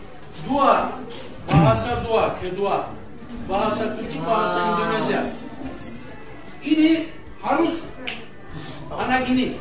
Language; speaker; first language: Indonesian; non-native, learner; Turkish